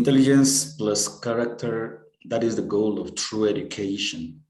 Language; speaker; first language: English; non-native, fluent; Spanish